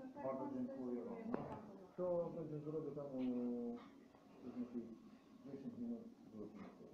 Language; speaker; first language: Polish; non-native, learner; Croatian